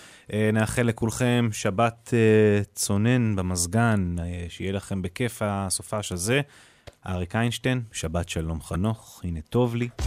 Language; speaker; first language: Hebrew; native; Hebrew